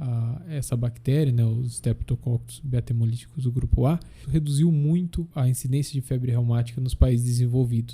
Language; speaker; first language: Portuguese; native; Portuguese